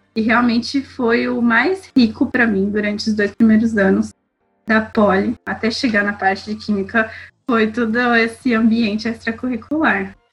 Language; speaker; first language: Portuguese; native; Portuguese